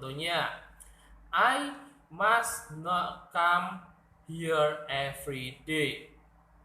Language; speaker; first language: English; non-native, learner; Indonesian